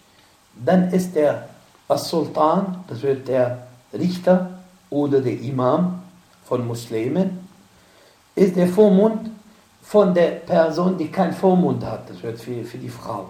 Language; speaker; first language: German; non-native, fluent; Arabic